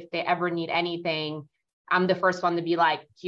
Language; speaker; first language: English; non-native, fluent; Italian